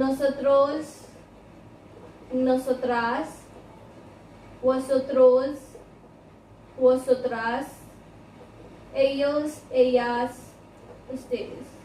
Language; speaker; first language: Spanish; non-native, fluent; Hindi